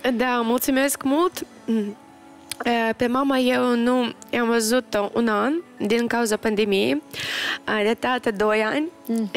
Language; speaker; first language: Romanian; non-native, local second language; Russian